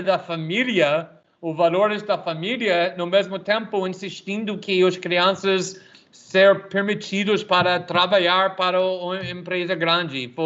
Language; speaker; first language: Portuguese; non-native, fluent; English